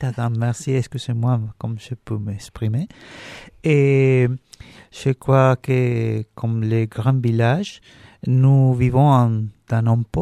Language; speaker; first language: French; non-native, learner; Spanish